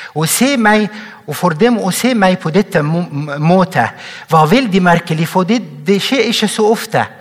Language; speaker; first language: Norwegian; non-native, fluent; Arabic